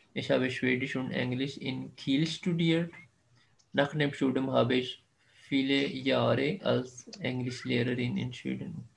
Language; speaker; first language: German; non-native, fluent; Urdu